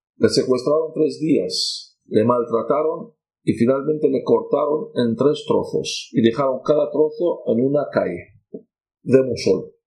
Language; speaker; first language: Spanish; non-native, fluent; Arabic